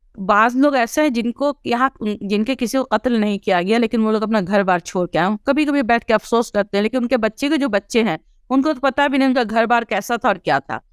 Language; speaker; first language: Urdu; early bilingual, heritage; Urdu